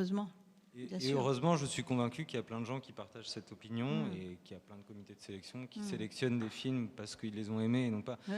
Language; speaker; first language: French; native; French